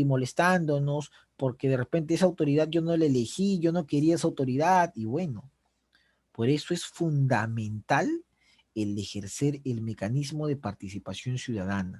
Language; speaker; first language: Spanish; native; Spanish